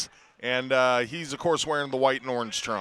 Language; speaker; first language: English; native; English